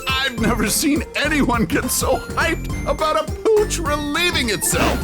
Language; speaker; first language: English; native; English